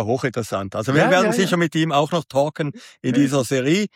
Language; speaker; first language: German; native; German